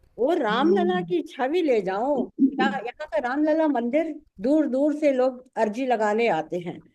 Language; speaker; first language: Hindi; native; Hindi